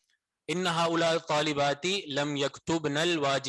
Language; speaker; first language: Arabic; non-native, fluent; Urdu